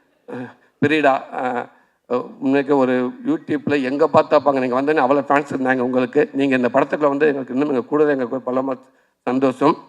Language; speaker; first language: Tamil; native; Tamil